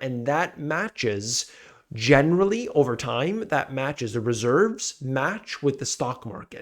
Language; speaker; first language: English; native; English